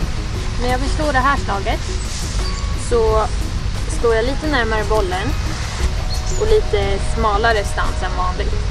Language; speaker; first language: Swedish; native; Swedish